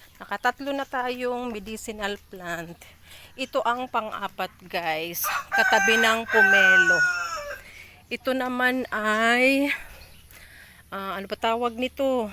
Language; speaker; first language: Filipino; non-native, local second language; Bikol